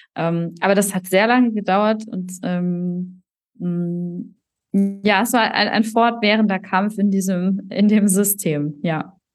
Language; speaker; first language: German; native; German